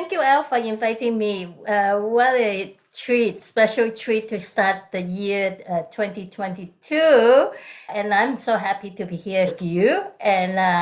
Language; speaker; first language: English; non-native, local second language; Cantonese